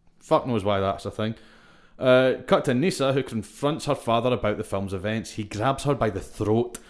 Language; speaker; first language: English; native; English